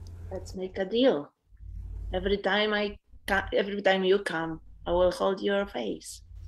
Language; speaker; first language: English; non-native, fluent; Polish